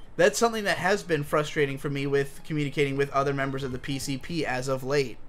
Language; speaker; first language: English; native; English